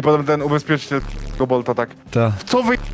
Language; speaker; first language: Polish; native; Polish